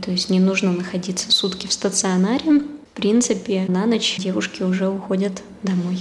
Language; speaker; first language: Russian; native; Russian